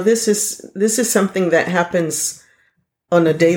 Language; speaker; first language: English; non-native, fluent; Spanish